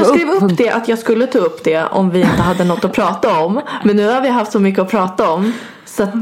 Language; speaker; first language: Swedish; native; Swedish